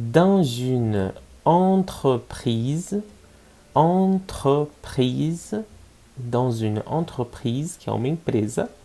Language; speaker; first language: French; non-native, fluent; Portuguese